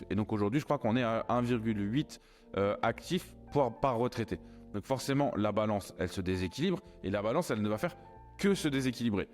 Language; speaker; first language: French; native; French